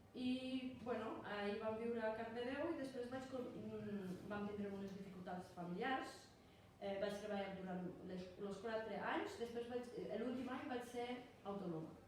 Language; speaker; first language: Catalan; non-native, fluent; Polish